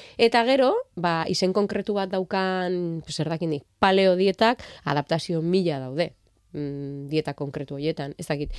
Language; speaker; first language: Basque; non-native, local second language; Spanish